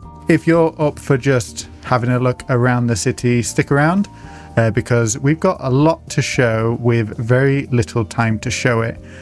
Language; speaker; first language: English; native; English